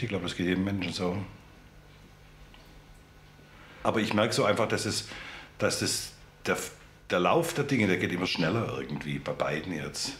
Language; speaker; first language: German; native; German